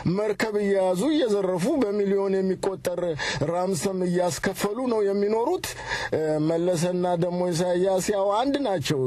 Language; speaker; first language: Amharic; native; Amharic